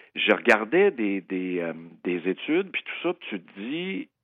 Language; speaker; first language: French; native; French